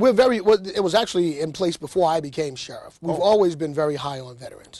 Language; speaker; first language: English; native; English